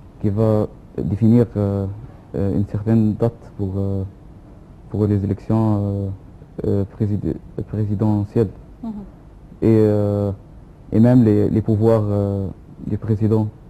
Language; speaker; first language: French; non-native, fluent; Arabic